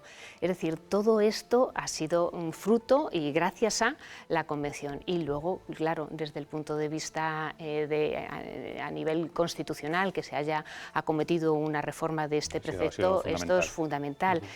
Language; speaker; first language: Spanish; native; Spanish